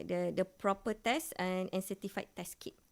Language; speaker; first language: English; non-native, local second language; Malay